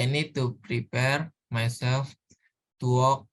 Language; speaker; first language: English; non-native, learner; Indonesian